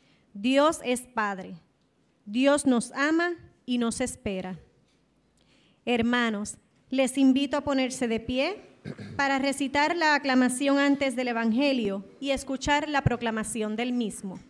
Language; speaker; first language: Spanish; native; Spanish